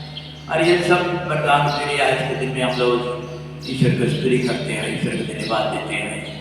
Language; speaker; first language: Hindi; non-native, local second language; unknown